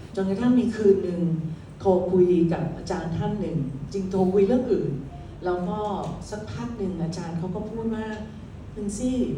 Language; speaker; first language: Thai; early bilingual, other home language; Cantonese